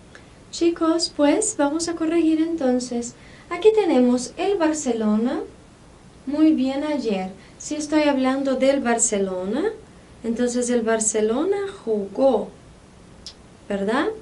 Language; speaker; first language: Spanish; non-native, fluent; Portuguese